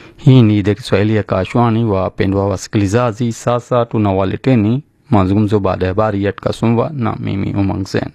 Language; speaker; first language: Swahili; non-native, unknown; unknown